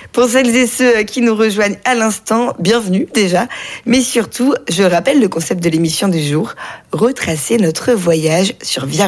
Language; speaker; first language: French; native; French